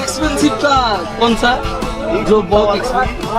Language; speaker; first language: Hindi; non-native, learner; Bangla